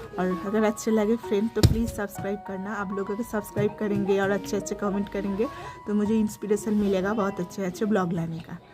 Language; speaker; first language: Hindi; non-native, local second language; Bangla